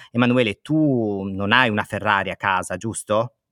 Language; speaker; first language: Italian; native; Italian